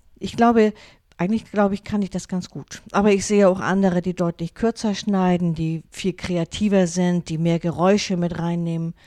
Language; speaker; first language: German; non-native, local second language; Low German